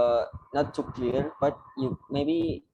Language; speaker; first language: English; non-native, learner; Indonesian